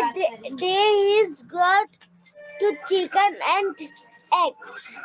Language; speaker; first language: English; non-native, learner; Hindi